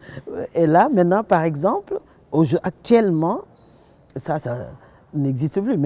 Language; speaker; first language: French; non-native, local second language; Wolof